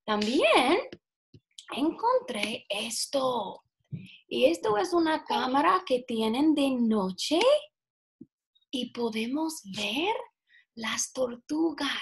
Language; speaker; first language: Spanish; non-native, fluent; English